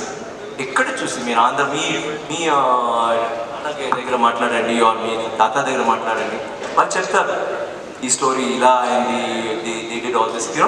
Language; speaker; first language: Telugu; non-native, fluent; Tamil